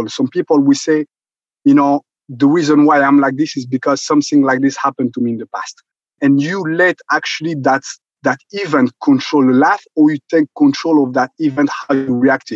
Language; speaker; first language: English; non-native, local second language; Kinyarwanda